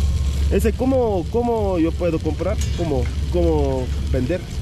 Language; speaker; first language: Spanish; non-native, learner; Korean